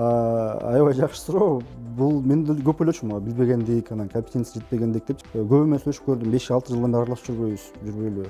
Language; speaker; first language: Kyrgyz; native; Kyrgyz